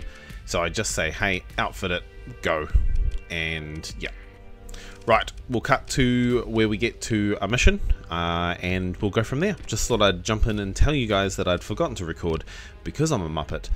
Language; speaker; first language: English; native; English